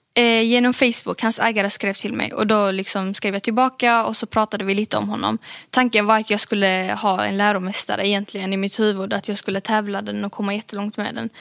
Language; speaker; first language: Swedish; early bilingual, other home language; Arabic